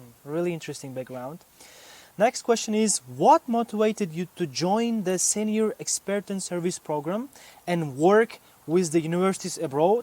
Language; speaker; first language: English; non-native, fluent; Uzbek